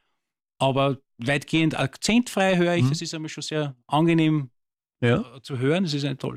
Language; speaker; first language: German; native; German